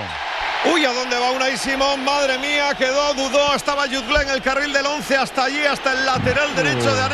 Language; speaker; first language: Spanish; native; Spanish